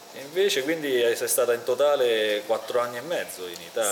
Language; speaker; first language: Italian; native; Italian